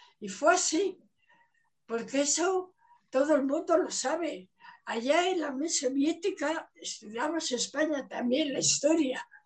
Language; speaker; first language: Spanish; native; Spanish